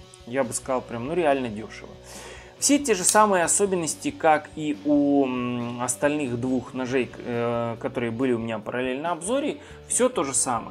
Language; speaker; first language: Russian; native; Russian